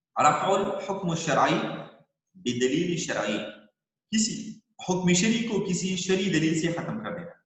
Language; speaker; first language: Urdu; non-native, local second language; Pashto